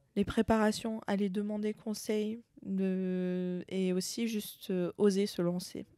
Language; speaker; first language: French; native; French